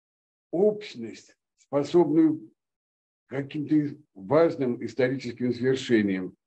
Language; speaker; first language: Russian; native; Russian